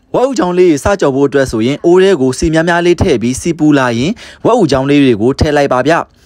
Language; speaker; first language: Burmese; native; Burmese